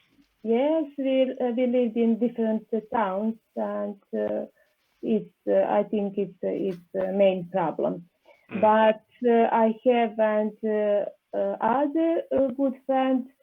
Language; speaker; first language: English; non-native, learner; Serbian